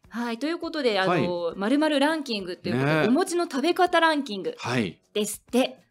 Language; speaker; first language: Japanese; native; Japanese